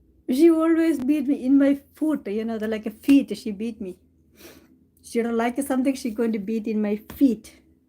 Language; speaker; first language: English; non-native, local second language; Malayalam